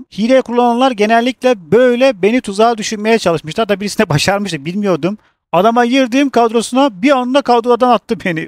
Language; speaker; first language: Turkish; native; Turkish